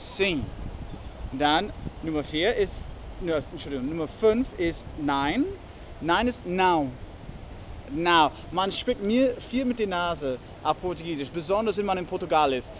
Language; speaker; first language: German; non-native, learner; English